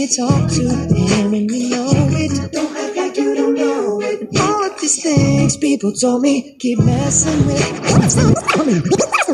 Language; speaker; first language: English; native; English